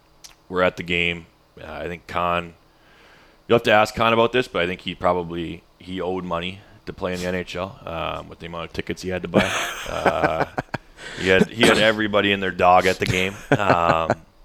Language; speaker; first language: English; native; English